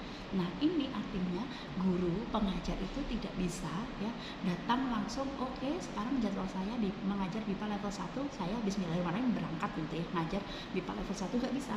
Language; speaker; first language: Indonesian; native; Indonesian